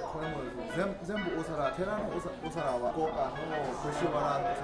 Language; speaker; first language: Japanese; non-native, learner; Burmese